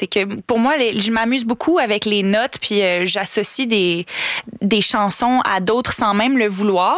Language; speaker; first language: French; native; French